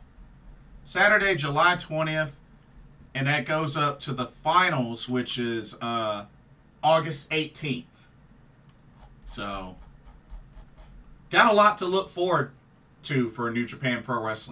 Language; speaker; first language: English; native; English